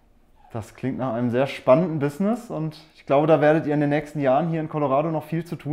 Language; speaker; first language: German; native; German